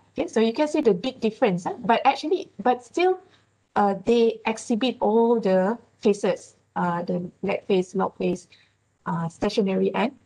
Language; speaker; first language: English; non-native, local second language; Malay